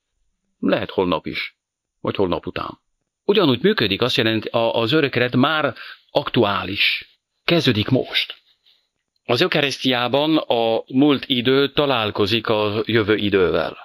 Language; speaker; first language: Hungarian; non-native, fluent; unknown